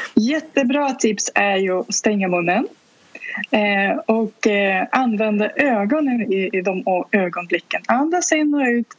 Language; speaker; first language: Swedish; non-native, fluent; Russian